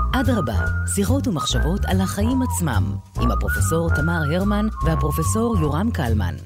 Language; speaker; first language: Hebrew; native; Hebrew